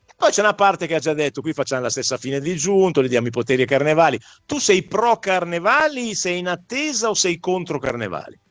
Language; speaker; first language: Italian; native; Italian